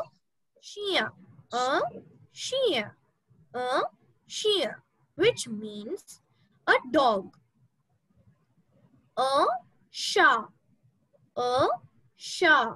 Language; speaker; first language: French; non-native, learner; Hindi